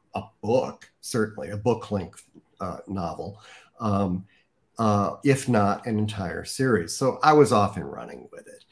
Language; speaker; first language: English; native; English